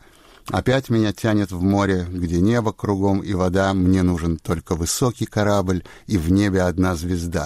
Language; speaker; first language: Russian; native; Russian